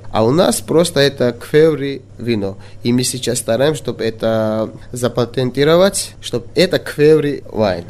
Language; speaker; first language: Russian; non-native, local second language; Georgian